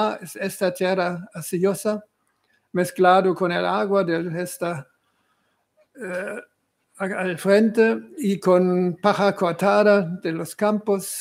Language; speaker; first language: Spanish; non-native, fluent; German